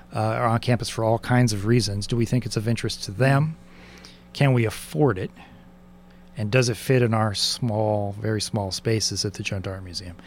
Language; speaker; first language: English; native; English